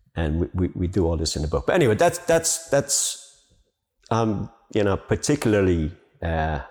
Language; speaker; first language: English; native; English